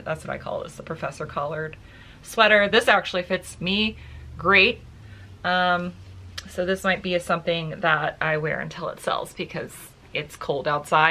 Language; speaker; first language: English; native; English